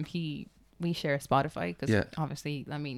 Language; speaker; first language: English; non-native, fluent; Polish